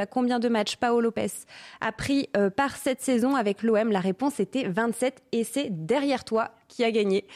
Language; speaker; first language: French; native; French